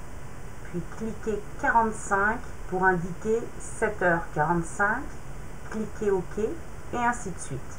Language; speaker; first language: French; native; French